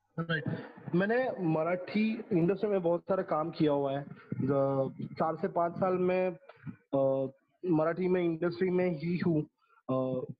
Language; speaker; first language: Hindi; non-native, local second language; Marathi